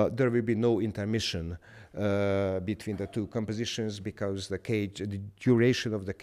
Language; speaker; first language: English; non-native, fluent; Hungarian